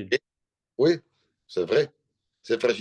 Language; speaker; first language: French; non-native, learner; Italian